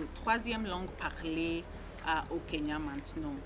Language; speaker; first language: French; non-native, learner; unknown